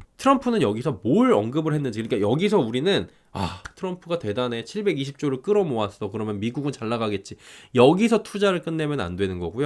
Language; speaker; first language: Korean; native; Korean